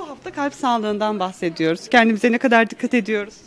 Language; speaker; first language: Turkish; native; Turkish